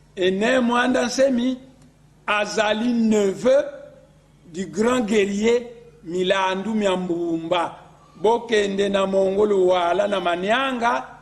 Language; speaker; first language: Lingala; non-native, local second language; Kongo